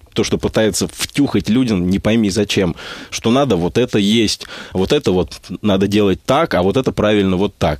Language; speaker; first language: Russian; native; Russian